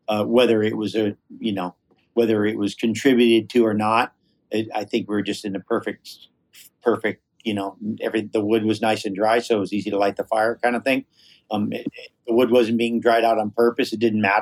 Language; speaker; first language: English; native; English